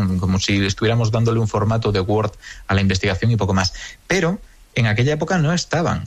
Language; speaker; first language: Spanish; native; Spanish